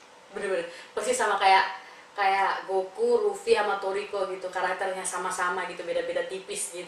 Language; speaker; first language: Indonesian; native; Indonesian